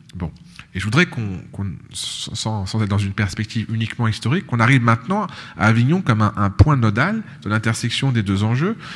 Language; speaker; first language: French; native; French